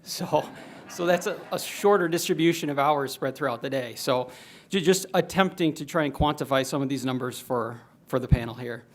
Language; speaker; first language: English; native; English